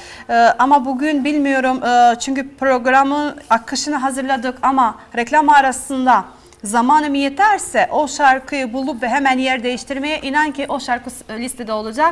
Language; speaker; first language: Turkish; non-native, fluent; Albanian